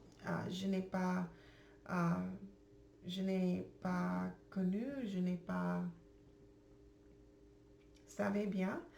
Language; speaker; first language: French; non-native, learner; English